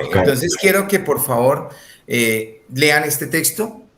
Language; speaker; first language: Spanish; native; Spanish